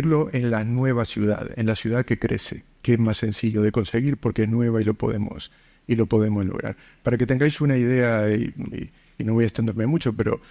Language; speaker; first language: Spanish; native; Spanish